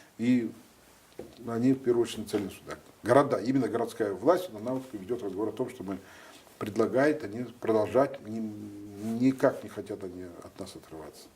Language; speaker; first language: Russian; native; Russian